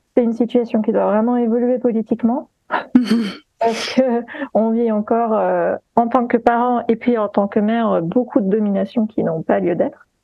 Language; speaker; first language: French; native; French